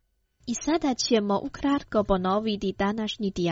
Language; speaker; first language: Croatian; non-native, fluent; Chinese